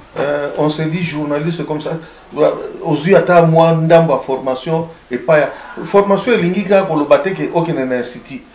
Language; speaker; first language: Lingala; native; Lingala